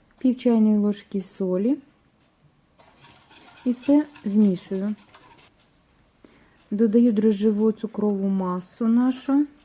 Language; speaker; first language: Ukrainian; native; Ukrainian